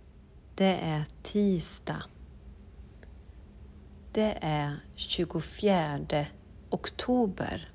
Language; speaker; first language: Swedish; non-native, learner; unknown